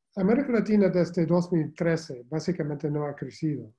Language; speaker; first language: Spanish; non-native, fluent; English